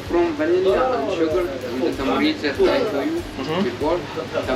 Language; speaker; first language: English; non-native, learner; Arabic